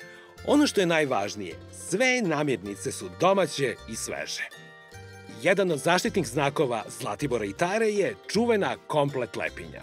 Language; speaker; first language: Serbian; native; Serbian